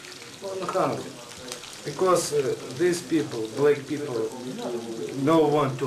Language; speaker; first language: English; non-native, learner; Russian